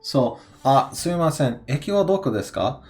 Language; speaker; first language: Japanese; non-native, learner; English